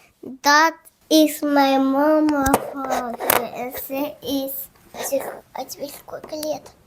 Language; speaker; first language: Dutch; early bilingual, other home language; Russian